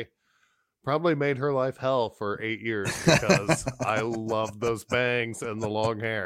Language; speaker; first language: English; native; English